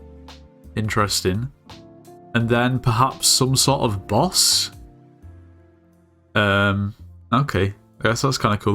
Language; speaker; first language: English; native; English